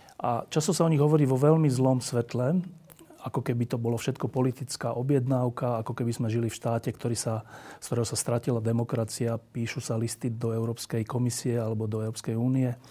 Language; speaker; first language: Slovak; native; Slovak